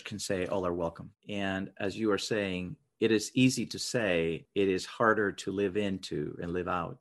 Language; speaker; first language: English; non-native, fluent; Spanish